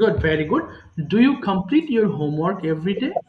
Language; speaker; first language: English; non-native, fluent; Bangla